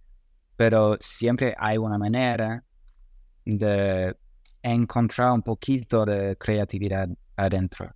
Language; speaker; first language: Spanish; non-native, fluent; English